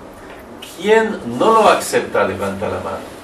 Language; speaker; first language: Spanish; non-native, learner; French